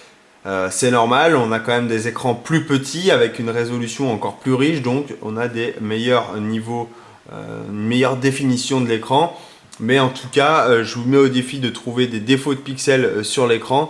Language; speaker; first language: French; native; French